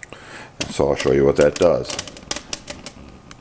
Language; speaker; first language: English; native; English